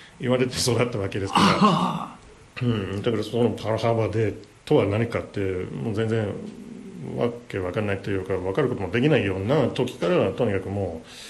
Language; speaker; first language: Japanese; non-native, fluent; English